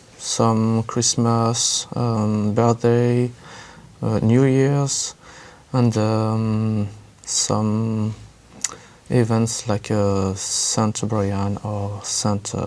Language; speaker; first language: English; non-native, learner; French